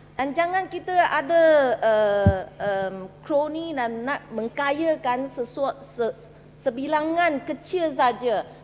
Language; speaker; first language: Malay; non-native, local second language; Chinese